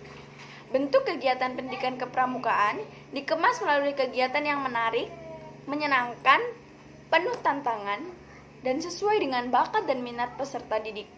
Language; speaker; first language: Indonesian; native; Indonesian